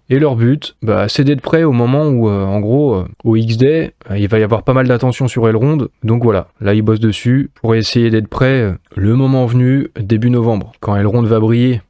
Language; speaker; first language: French; native; French